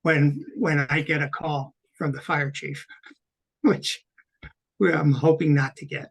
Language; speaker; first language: English; native; English